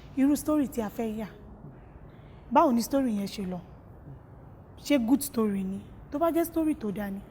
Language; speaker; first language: Yoruba; native; Yoruba